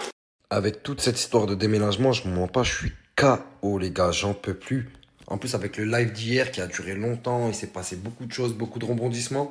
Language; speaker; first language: French; native; French